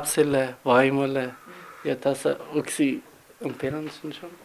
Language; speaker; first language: Finnish; non-native, learner; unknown